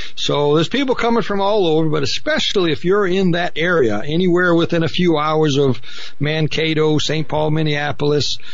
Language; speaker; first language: English; native; English